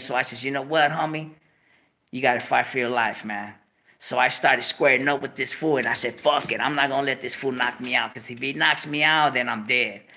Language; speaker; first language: English; early bilingual, other home language; Spanish